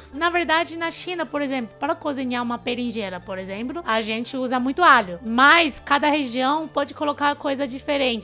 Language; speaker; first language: Portuguese; non-native, fluent; Chinese